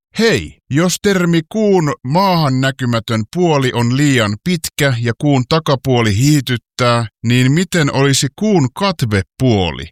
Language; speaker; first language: Finnish; native; Finnish